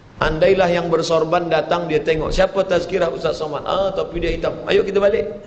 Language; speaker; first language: Malay; native; Malay